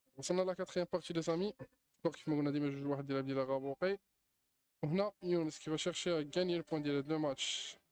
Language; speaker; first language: French; non-native, local second language; Arabic